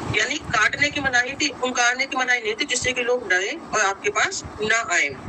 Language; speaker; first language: Hindi; native; Hindi